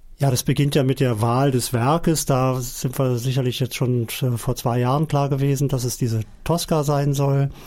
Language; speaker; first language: German; native; German